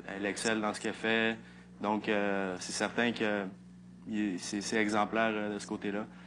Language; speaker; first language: French; early bilingual, other home language; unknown